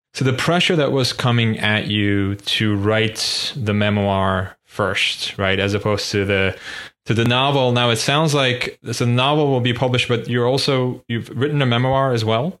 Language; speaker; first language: English; non-native, fluent; Turkish